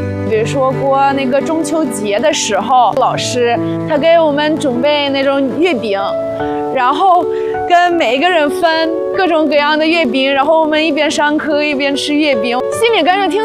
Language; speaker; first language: Chinese; non-native, fluent; Russian